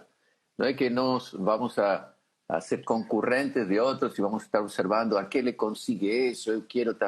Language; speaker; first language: Portuguese; non-native, fluent; Spanish